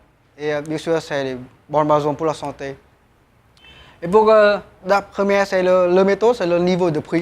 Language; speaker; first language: French; non-native, learner; Vietnamese